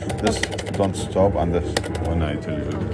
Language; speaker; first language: English; non-native, learner; Arabic